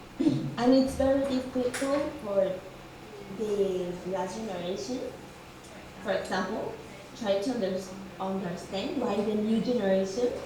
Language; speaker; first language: English; non-native, fluent; Spanish